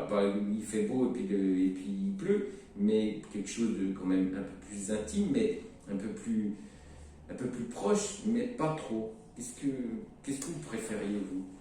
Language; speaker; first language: French; native; French